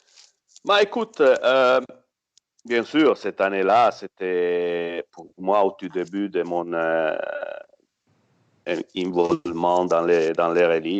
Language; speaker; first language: French; non-native, fluent; Italian